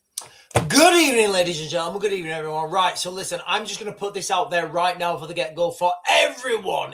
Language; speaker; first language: English; native; English